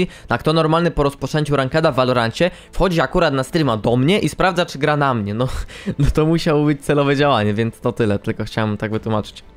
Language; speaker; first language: Polish; native; Polish